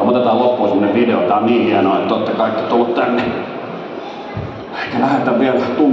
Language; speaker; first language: Finnish; native; Finnish